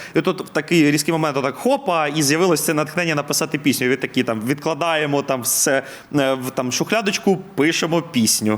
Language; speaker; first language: Ukrainian; native; Ukrainian